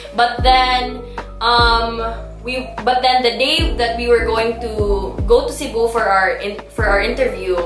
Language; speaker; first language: English; non-native, local second language; Cebuano